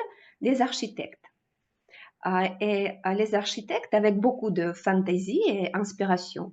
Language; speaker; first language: French; non-native, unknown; Russian